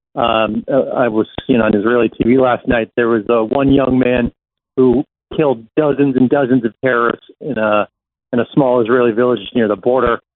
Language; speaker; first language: English; native; English